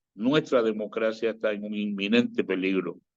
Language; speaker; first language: Spanish; native; Spanish